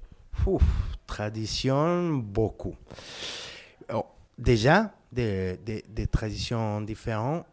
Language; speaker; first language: French; non-native, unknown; Spanish